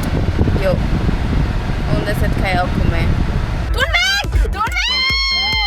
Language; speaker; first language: German; early bilingual, other home language; Tamil